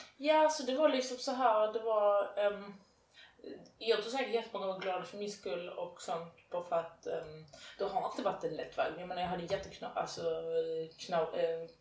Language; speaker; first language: Swedish; early bilingual, other home language; Persian